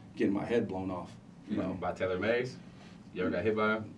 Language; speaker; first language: English; native; English